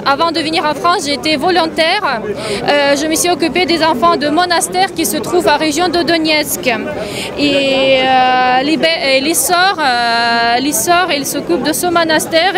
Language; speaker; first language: French; non-native, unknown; Russian